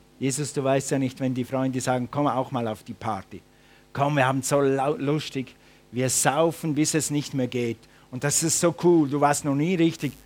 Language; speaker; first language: German; non-native, fluent; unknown